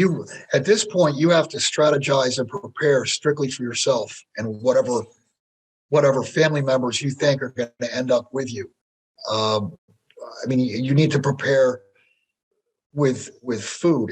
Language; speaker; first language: English; native; English